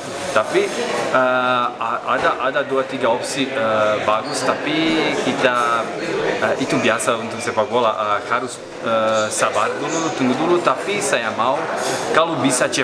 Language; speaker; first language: Indonesian; non-native, learner; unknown